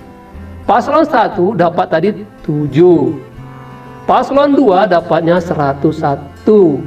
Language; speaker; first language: Indonesian; native; Indonesian